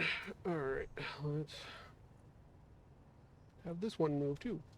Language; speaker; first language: English; native; English